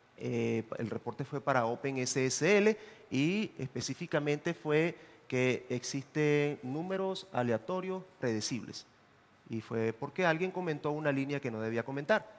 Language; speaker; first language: Spanish; native; Spanish